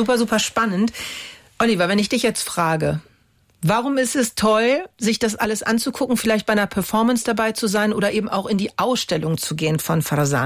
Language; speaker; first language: German; native; German